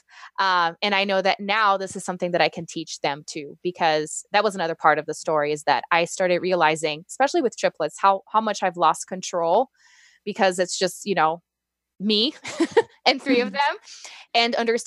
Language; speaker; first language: English; non-native, fluent; Portuguese